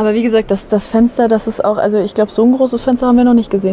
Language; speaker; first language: German; native; German